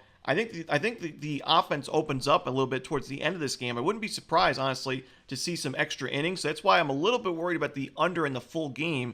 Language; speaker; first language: English; native; English